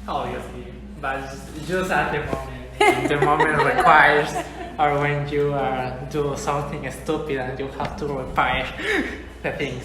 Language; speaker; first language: English; non-native, learner; Spanish